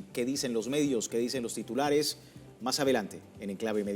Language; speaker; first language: Spanish; native; Spanish